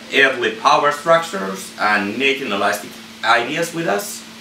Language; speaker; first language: English; non-native, fluent; Finnish